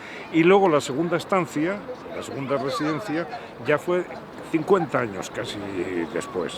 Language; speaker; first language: Spanish; native; Spanish